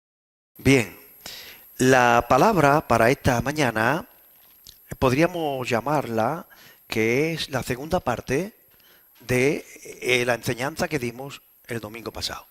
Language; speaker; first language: Spanish; native; Spanish